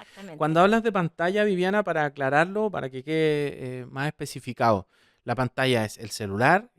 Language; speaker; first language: Spanish; native; Spanish